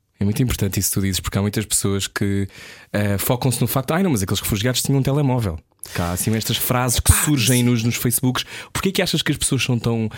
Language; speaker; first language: Portuguese; native; Portuguese